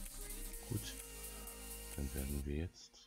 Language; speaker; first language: German; native; German